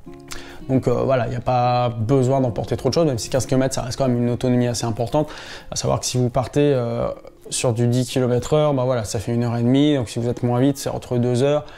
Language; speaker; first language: French; native; French